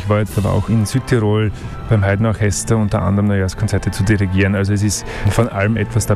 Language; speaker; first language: German; native; German